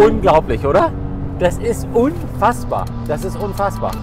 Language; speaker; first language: German; native; German